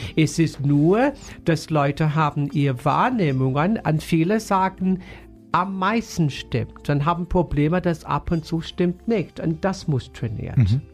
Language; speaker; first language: German; non-native, fluent; English